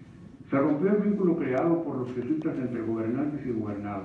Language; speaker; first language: Spanish; native; Spanish